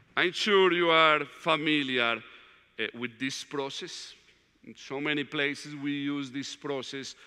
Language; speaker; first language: English; non-native, fluent; Spanish